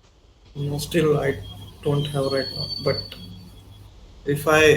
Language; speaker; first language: English; non-native, learner; Hindi